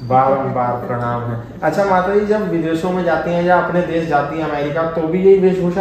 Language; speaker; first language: Hindi; native; Hindi